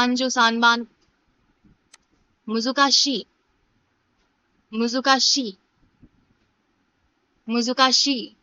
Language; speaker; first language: Japanese; non-native, fluent; Hindi